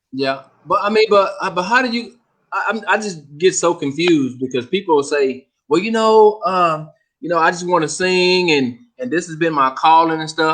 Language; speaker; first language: English; native; English